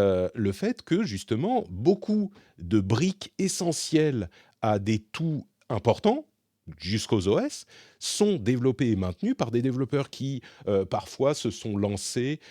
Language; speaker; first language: French; native; French